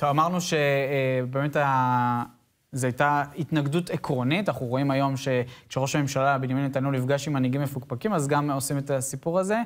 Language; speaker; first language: Hebrew; native; Hebrew